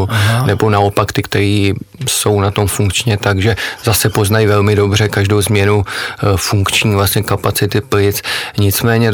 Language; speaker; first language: Czech; native; Czech